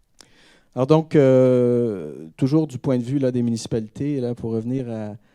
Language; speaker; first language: French; native; French